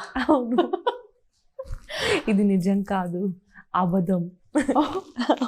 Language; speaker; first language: Telugu; non-native, learner; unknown